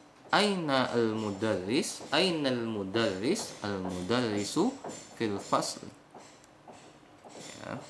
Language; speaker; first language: Arabic; non-native, fluent; Indonesian